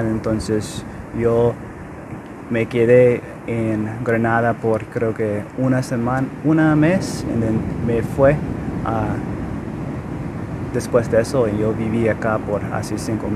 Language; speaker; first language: Spanish; non-native, learner; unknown